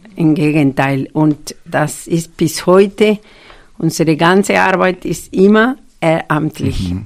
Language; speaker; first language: German; non-native, fluent; Spanish